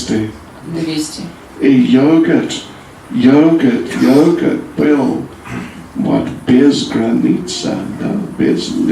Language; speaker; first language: Russian; non-native, learner; English